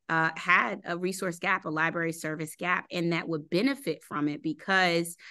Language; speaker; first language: English; native; English